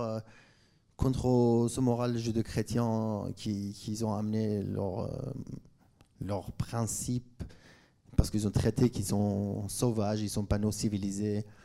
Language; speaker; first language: French; non-native, fluent; Kurdish